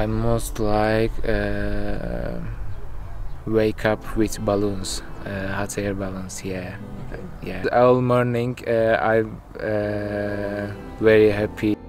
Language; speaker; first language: English; non-native, learner; Turkish